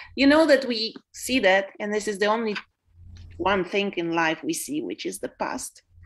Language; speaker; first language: English; non-native, fluent; Polish